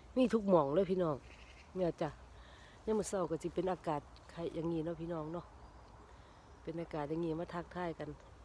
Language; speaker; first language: Thai; native; Thai